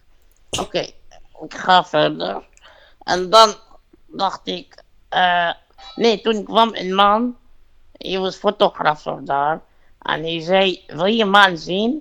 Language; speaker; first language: Dutch; non-native, fluent; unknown